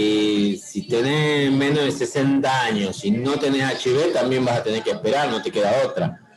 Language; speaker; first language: Spanish; native; Spanish